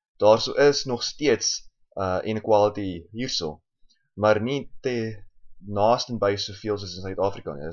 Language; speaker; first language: Afrikaans; early bilingual, heritage; Afrikaans